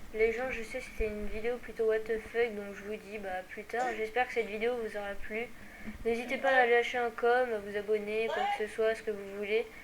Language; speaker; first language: French; native; French